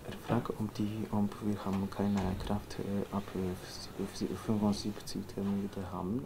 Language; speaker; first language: German; non-native, learner; Polish